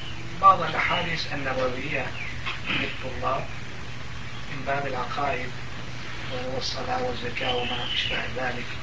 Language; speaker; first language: Arabic; non-native, fluent; Turkish